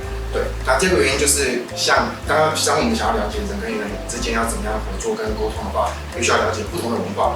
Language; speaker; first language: Chinese; native; Chinese